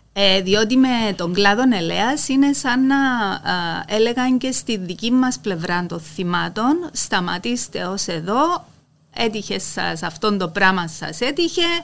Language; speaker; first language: Greek; native; Greek